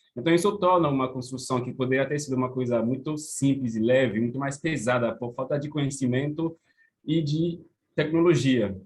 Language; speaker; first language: Portuguese; non-native, fluent; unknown